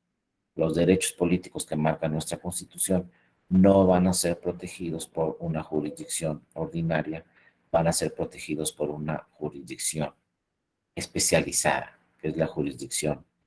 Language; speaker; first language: Spanish; native; Spanish